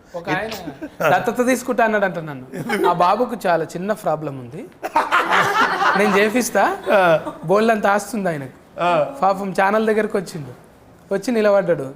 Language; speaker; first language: Telugu; native; Telugu